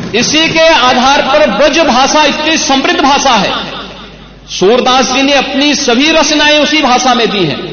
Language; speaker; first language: Hindi; native; Hindi